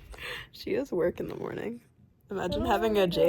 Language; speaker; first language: English; native; English